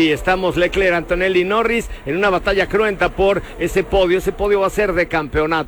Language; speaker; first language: Spanish; native; Spanish